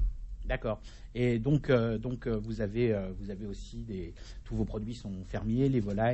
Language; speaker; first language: French; native; French